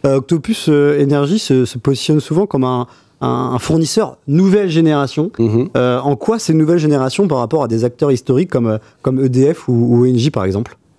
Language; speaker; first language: French; native; French